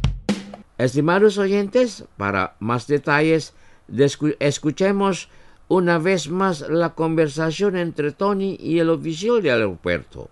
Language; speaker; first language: Spanish; non-native, fluent; Indonesian